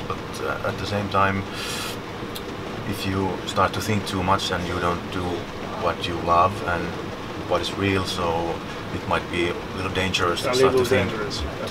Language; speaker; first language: English; non-native, fluent; Finnish